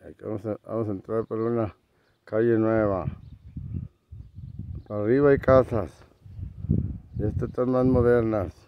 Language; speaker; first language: Spanish; native; Spanish